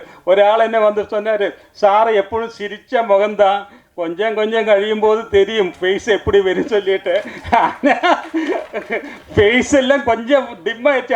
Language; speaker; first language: Tamil; non-native, learner; Malayalam